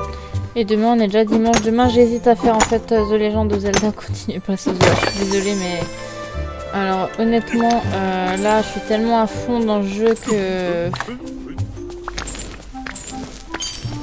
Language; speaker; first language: French; native; French